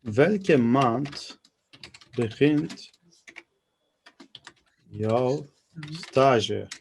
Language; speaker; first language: Dutch; non-native, fluent; Turkish